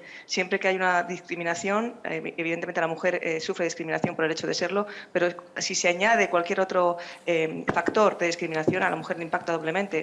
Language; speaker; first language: Spanish; native; Spanish